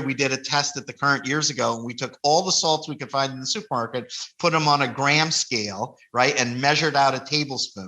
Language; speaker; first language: English; native; English